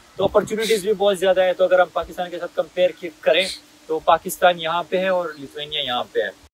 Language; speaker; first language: Hindi; non-native, local second language; Pashto